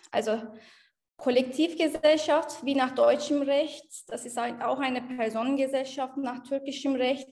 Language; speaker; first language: German; non-native, fluent; Turkish